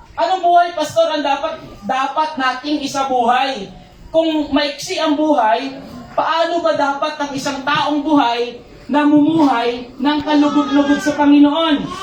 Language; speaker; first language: Filipino; non-native, local second language; Cebuano